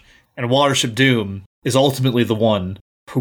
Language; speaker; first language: English; native; English